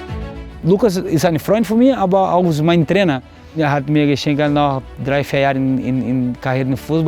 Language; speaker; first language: German; non-native, learner; Portuguese